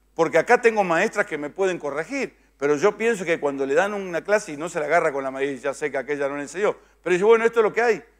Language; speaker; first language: Spanish; native; Spanish